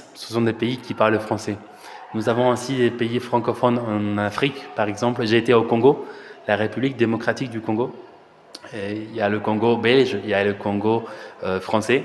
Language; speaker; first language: French; non-native, fluent; Spanish